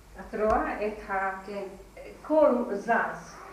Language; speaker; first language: Hebrew; non-native, fluent; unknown